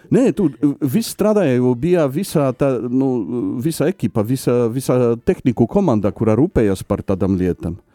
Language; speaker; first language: Latvian; non-native, fluent; Polish